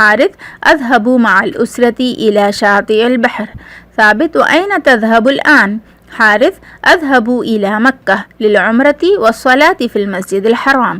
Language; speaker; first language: Arabic; non-native, fluent; Urdu